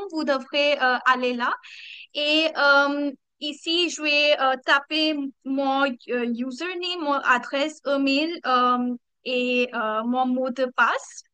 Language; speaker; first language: French; non-native, learner; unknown